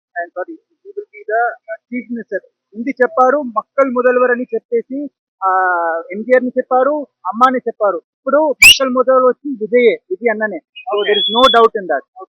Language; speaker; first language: Telugu; native; Telugu